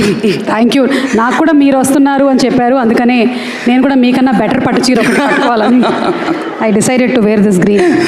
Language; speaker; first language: Telugu; native; Telugu